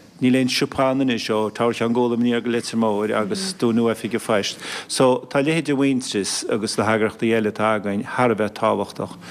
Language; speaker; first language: Irish; native; Irish